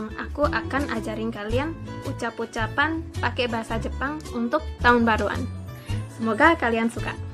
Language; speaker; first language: Indonesian; early bilingual, heritage; Indonesian